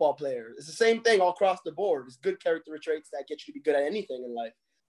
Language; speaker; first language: English; native; English